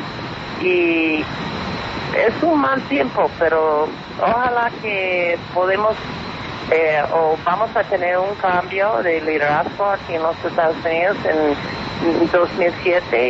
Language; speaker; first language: Spanish; non-native, fluent; English